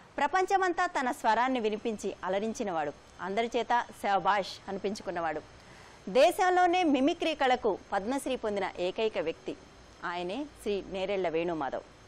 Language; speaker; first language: Telugu; native; Telugu